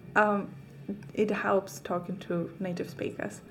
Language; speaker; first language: English; non-native, fluent; Czech